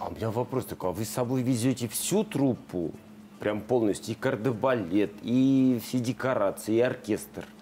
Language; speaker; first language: Russian; native; Russian